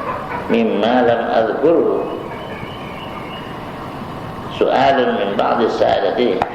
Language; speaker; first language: Arabic; non-native, fluent; Indonesian